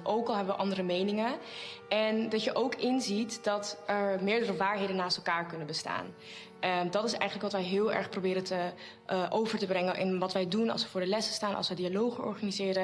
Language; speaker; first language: Dutch; native; Dutch